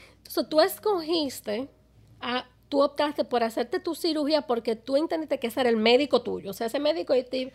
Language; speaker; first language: Spanish; early bilingual, other home language; English